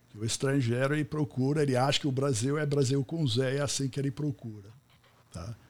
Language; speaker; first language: Portuguese; non-native, fluent; English